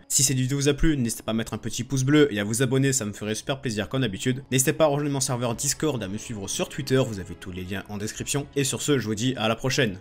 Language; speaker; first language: French; native; French